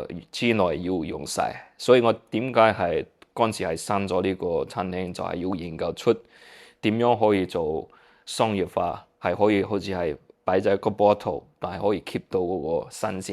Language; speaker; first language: Cantonese; early bilingual, heritage; Cantonese